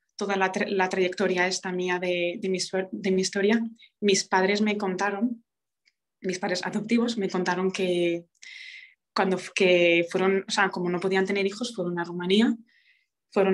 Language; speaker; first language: Spanish; early bilingual, other home language; Romanian